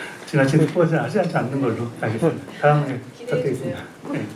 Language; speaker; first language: Korean; native; Korean